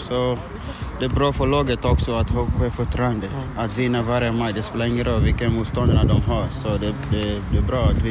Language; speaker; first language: Swedish; non-native, fluent; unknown